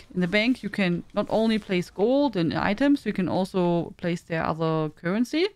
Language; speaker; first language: English; non-native, fluent; German